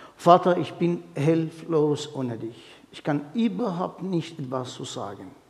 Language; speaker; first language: German; non-native, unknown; Arabic